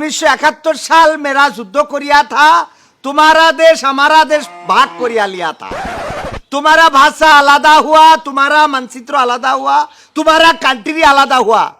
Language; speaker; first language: Hindi; non-native, learner; Bangla